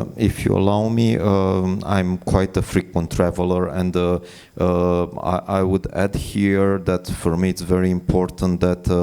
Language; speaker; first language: English; non-native, fluent; Romanian